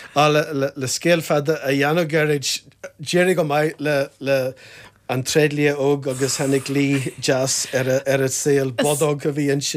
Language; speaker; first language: Irish; non-native, local second language; English